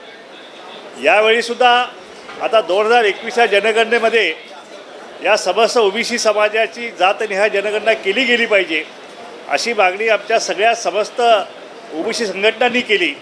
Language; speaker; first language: Marathi; native; Marathi